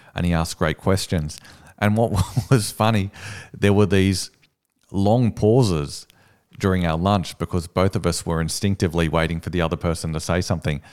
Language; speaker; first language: English; native; English